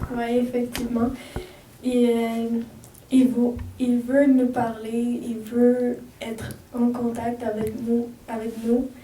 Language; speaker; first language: French; non-native, fluent; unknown